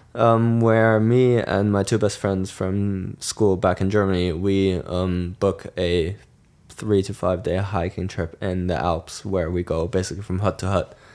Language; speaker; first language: English; non-native, fluent; German